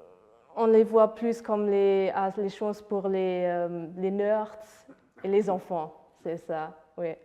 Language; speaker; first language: French; non-native, fluent; Luxembourgish